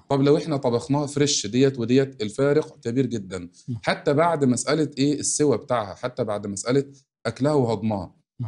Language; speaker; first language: Arabic; native; Arabic